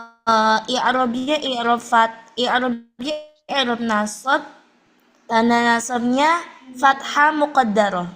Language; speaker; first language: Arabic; non-native, learner; Indonesian